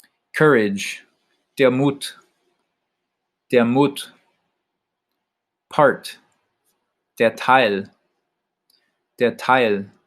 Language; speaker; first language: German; non-native, fluent; English